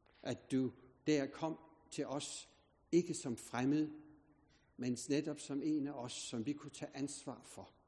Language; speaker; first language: Danish; native; Danish